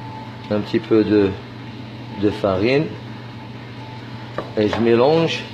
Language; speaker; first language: French; non-native, fluent; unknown